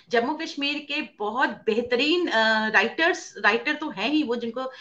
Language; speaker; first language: Hindi; native; Hindi